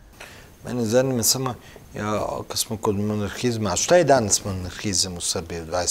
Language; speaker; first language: Croatian; native; Croatian